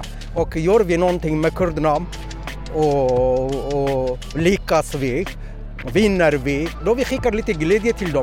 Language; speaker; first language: Swedish; non-native, fluent; Kurdish